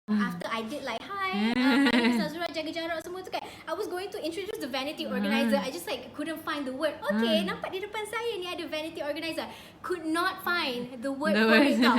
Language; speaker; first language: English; non-native, local second language; Malay